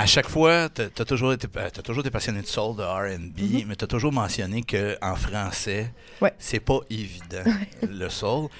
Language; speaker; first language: French; native; French